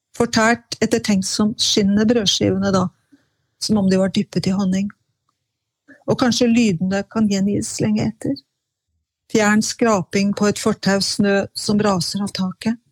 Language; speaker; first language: Norwegian; native; Norwegian